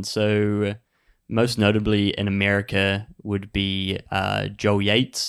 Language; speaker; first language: English; native; English